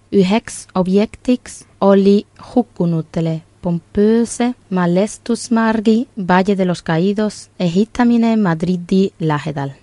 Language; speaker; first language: Estonian; non-native, fluent; Spanish